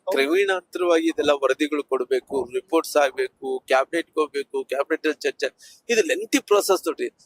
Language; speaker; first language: Kannada; native; Kannada